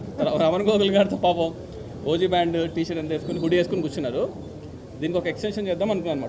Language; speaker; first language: Telugu; native; Telugu